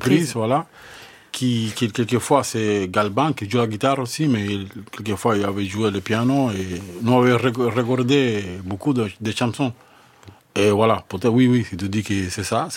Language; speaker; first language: French; non-native, fluent; Spanish